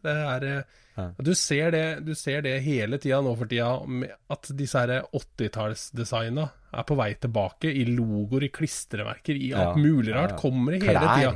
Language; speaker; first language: Norwegian; native; Norwegian